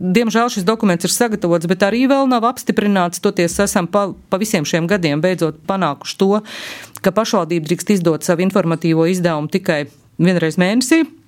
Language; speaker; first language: Latvian; native; Latvian